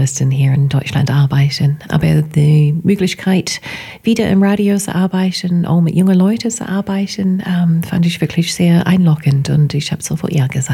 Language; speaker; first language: German; non-native, fluent; English